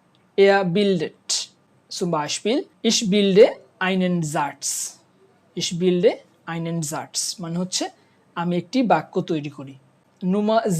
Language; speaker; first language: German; non-native, fluent; Bangla